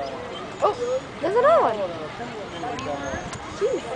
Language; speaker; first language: English; native; English